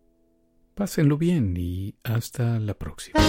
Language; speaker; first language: Spanish; native; Spanish